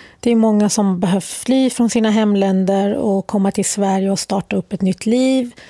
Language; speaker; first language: Swedish; early bilingual, other home language; Arabic